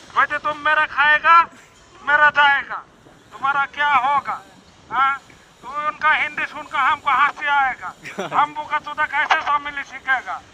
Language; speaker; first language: Hindi; non-native, local second language; Bangla